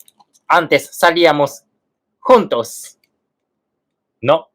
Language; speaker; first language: Spanish; non-native, fluent; Japanese